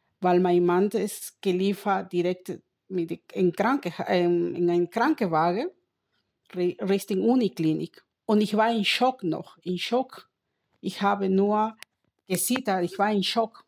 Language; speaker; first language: German; non-native, learner; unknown